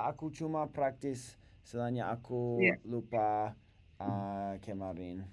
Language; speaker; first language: Indonesian; non-native, learner; English